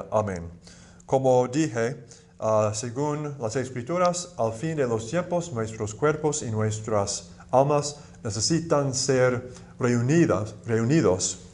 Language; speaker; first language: Spanish; non-native, fluent; English